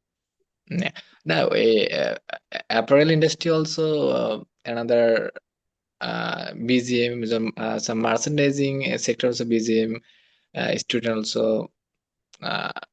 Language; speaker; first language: English; non-native, learner; Bangla